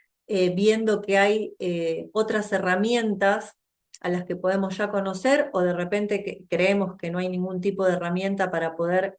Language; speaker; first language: Spanish; native; Spanish